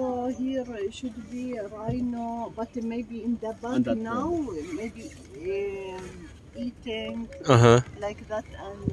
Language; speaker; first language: English; non-native, learner; Arabic